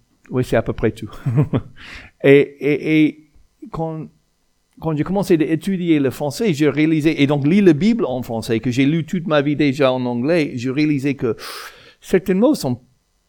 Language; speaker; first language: French; non-native, fluent; English